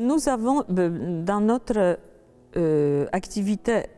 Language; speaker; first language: French; non-native, fluent; Polish